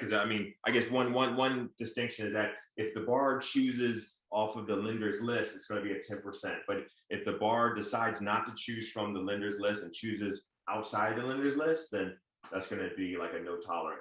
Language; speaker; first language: English; native; English